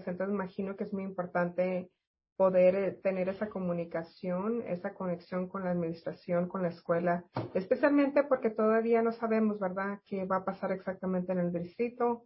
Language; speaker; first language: Spanish; native; Spanish